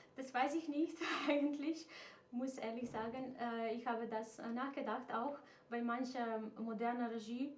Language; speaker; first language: German; non-native, fluent; Macedonian